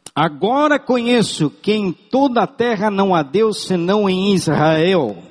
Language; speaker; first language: Portuguese; non-native, local second language; German